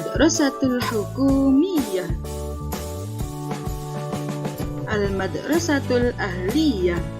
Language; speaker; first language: Arabic; non-native, fluent; Indonesian